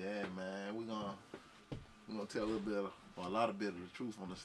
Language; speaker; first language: English; native; English